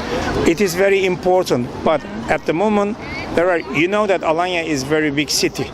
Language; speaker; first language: English; non-native, fluent; Turkish